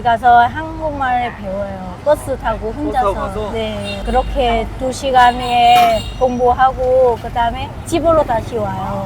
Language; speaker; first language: Korean; non-native, learner; Vietnamese